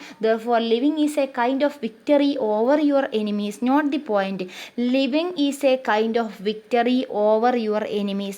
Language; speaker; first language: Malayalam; native; Malayalam